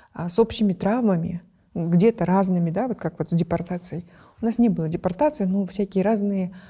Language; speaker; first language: Russian; non-native, local second language; Kyrgyz